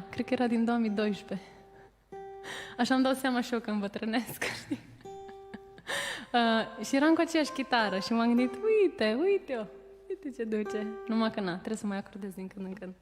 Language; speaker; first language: Romanian; native; Romanian